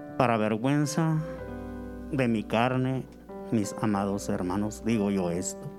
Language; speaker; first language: Spanish; native; Spanish